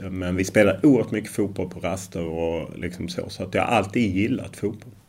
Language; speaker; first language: Swedish; native; Swedish